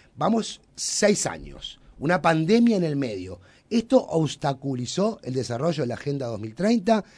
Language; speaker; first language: Spanish; native; Spanish